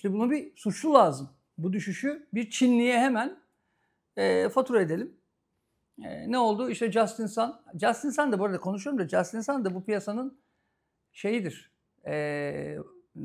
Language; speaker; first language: Turkish; native; Turkish